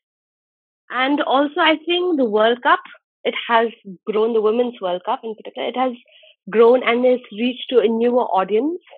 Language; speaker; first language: English; non-native, local second language; Khasi